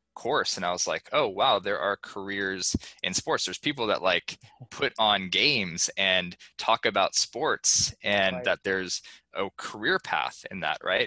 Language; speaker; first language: English; native; English